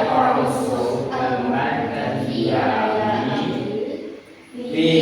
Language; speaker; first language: Arabic; non-native, learner; Indonesian